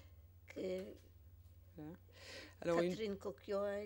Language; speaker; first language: French; non-native, fluent; Polish